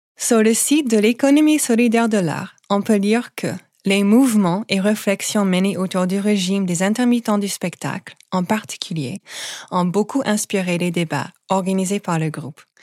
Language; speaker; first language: French; non-native, fluent; English